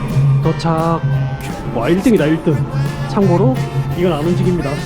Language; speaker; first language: Korean; native; Korean